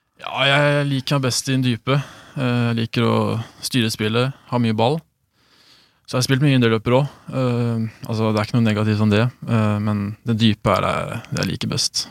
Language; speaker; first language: Norwegian; early bilingual, other home language; Swedish